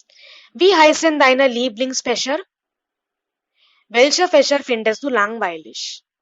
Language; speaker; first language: German; non-native, fluent; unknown